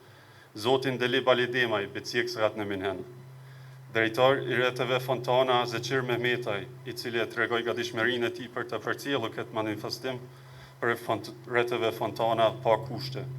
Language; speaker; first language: Albanian; native; Albanian